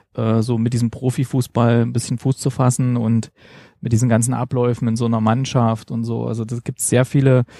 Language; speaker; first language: German; native; German